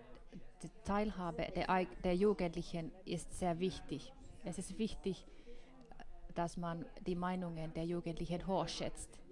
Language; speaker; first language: German; non-native, fluent; Finnish